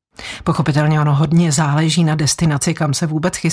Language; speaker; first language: Czech; native; Czech